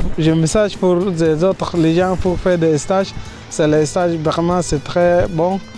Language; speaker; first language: French; non-native, learner; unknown